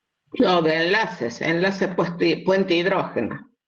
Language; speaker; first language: Spanish; native; Spanish